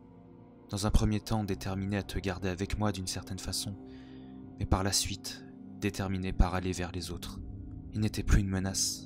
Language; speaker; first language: French; native; French